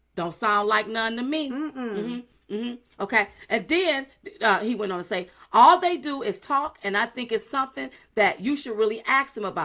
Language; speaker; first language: English; native; English